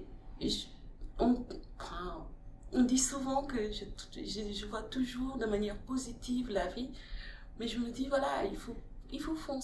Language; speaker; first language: French; non-native, local second language; Wolof